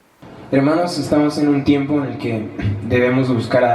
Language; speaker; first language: Spanish; native; Spanish